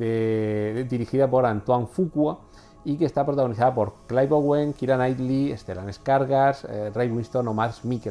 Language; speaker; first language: Spanish; native; Spanish